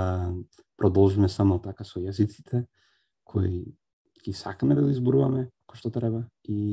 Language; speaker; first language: Macedonian; non-native, fluent; English